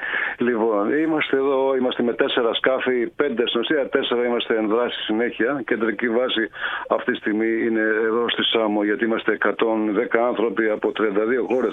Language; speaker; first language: Greek; native; Greek